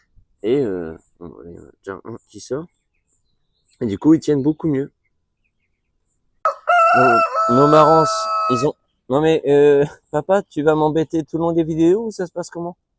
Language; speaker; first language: French; native; French